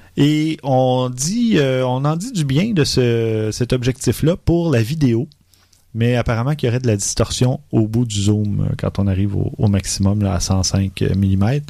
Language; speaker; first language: French; native; French